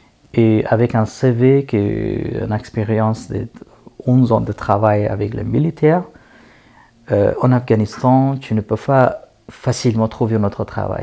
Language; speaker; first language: French; non-native, learner; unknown